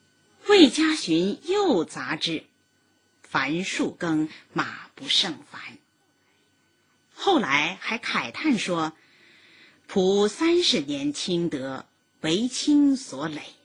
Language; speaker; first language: Chinese; native; Chinese